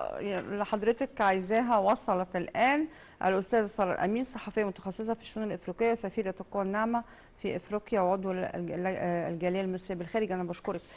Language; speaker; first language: Arabic; native; Arabic